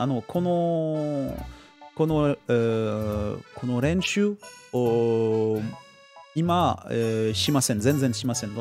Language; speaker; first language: Japanese; non-native, learner; French